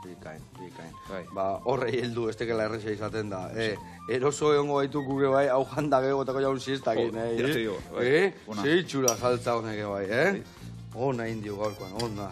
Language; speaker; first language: Basque; native; Basque